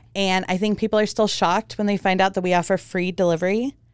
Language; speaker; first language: English; early bilingual, heritage; German